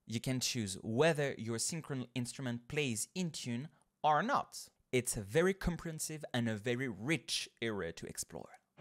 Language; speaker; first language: English; non-native, fluent; French